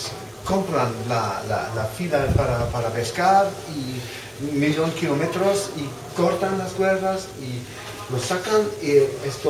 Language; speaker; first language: Spanish; non-native, fluent; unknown